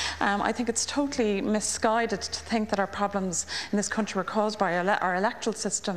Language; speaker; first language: English; native; English